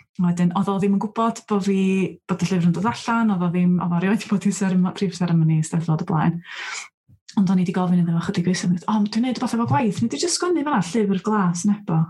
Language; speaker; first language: Welsh; native; Welsh